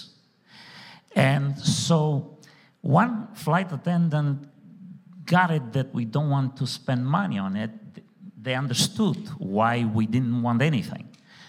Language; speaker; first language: English; non-native, fluent; Romanian